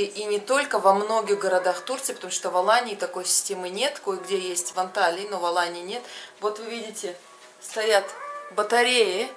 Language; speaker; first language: Russian; native; Russian